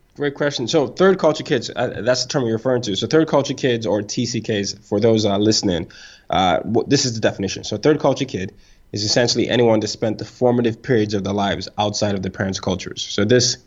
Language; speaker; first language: English; non-native, local second language; Yoruba